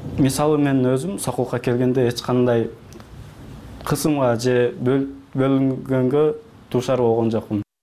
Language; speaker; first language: Kyrgyz; early bilingual, heritage; Kyrgyz